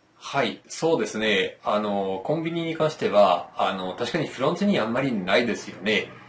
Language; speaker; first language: Japanese; non-native, fluent; French